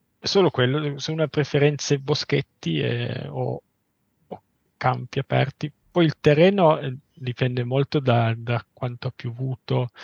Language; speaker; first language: Italian; native; Italian